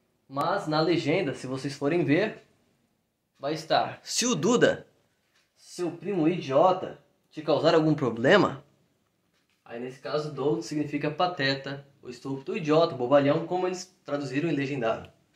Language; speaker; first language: Portuguese; native; Portuguese